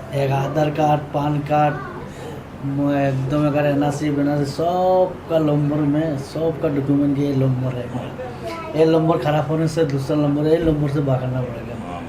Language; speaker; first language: Hindi; non-native, local second language; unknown